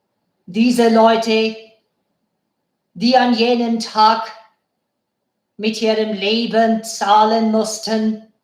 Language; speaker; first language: German; non-native, fluent; Bangla